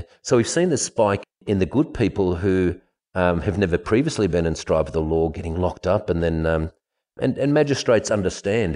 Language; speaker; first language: English; non-native, fluent; German